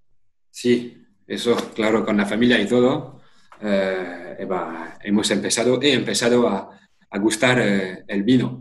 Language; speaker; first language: Spanish; non-native, fluent; French